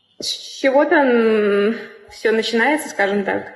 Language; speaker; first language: Russian; native; Russian